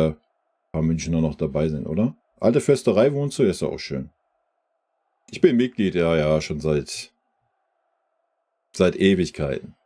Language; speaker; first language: German; native; German